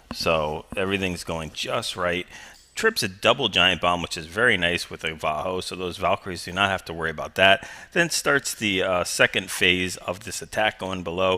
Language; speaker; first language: English; native; English